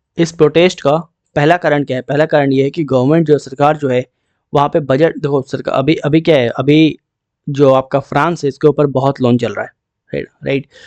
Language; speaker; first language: Hindi; native; Hindi